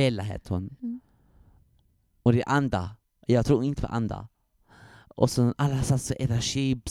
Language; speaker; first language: Swedish; early bilingual, other home language; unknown